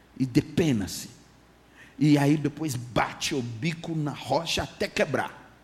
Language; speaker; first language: Portuguese; non-native, fluent; English